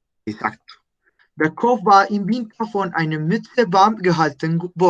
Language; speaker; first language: German; non-native, fluent; Spanish